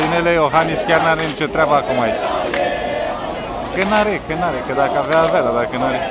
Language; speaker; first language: Romanian; native; Romanian